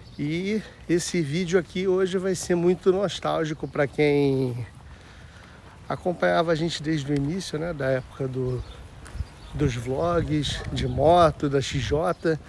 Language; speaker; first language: Portuguese; native; Portuguese